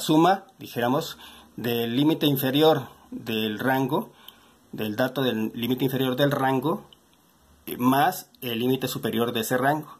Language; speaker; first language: Spanish; native; Spanish